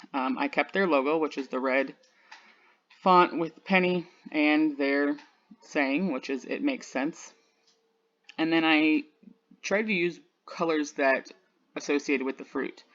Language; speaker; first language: English; native; English